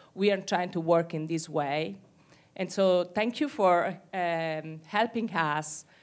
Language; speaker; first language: English; non-native, fluent; Italian